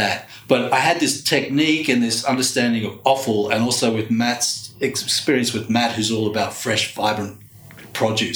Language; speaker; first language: English; native; English